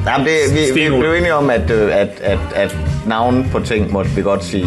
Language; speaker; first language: Danish; native; Danish